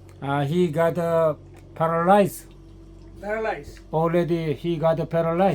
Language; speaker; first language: English; non-native, learner; Korean